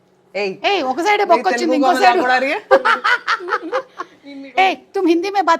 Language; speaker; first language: Telugu; native; Telugu